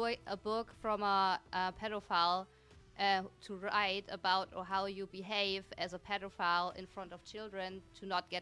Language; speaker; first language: English; non-native, fluent; German